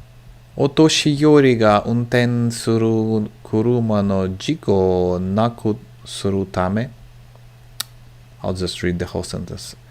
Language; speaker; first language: Japanese; non-native, learner; English